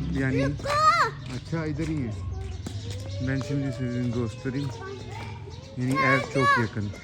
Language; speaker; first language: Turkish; non-native, learner; Urdu